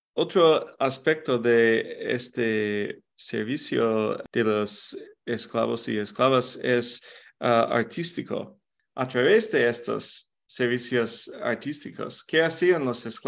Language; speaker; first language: Spanish; non-native, fluent; English